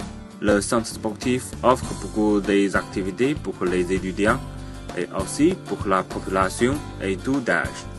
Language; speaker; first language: French; non-native, learner; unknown